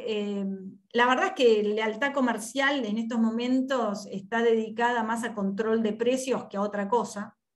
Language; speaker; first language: Spanish; native; Spanish